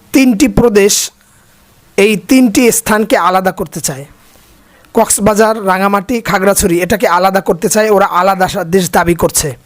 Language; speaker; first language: Bangla; native; Bangla